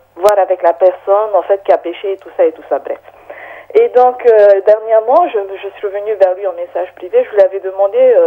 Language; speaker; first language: French; native; French